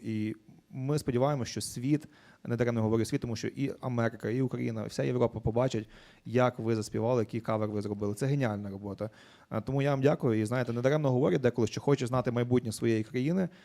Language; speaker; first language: Ukrainian; native; Ukrainian